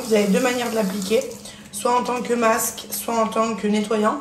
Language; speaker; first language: French; native; French